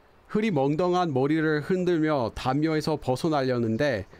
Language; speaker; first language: Korean; non-native, fluent; English